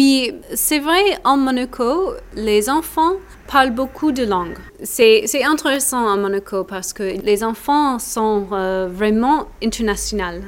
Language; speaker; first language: French; non-native, learner; English